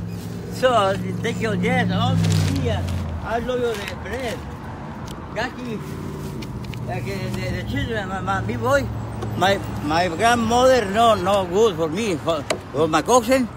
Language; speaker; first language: English; non-native, learner; Spanish